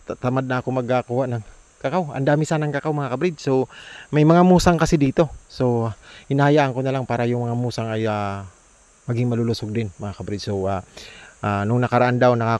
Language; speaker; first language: Filipino; native; Filipino